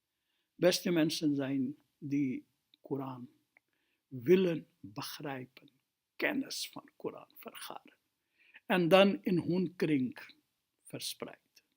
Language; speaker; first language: Dutch; non-native, fluent; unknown